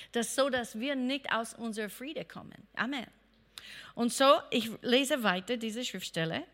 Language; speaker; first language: German; non-native, fluent; English